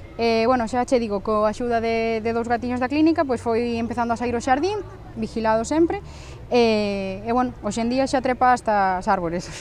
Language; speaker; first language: Galician; non-native, local second language; Spanish